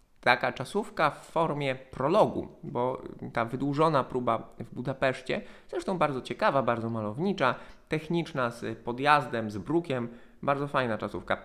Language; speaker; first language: Polish; native; Polish